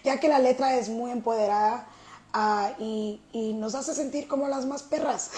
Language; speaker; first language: Spanish; early bilingual, heritage; Spanish